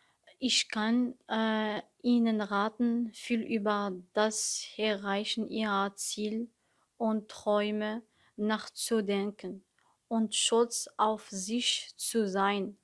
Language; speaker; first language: German; non-native, learner; Arabic